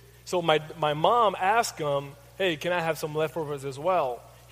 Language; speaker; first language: English; non-native, fluent; Haitian Creole